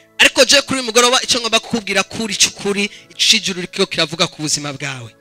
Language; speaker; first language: Rundi; native; Rundi